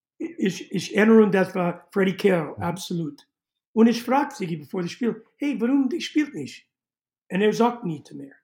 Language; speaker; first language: German; non-native, learner; English